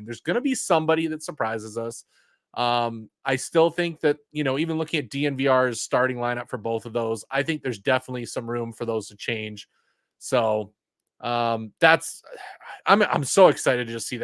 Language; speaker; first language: English; native; English